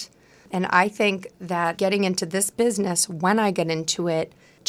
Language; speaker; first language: English; native; English